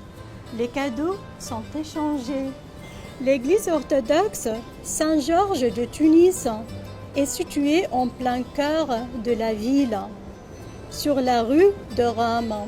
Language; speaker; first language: French; non-native, local second language; Arabic